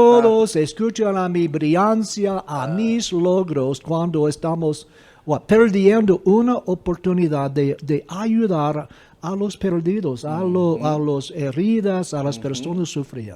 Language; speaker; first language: Spanish; non-native, fluent; English